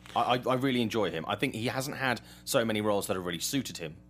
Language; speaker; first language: English; native; English